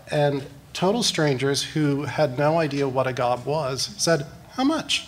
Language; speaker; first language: English; native; English